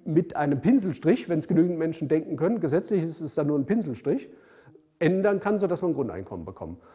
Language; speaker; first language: German; native; German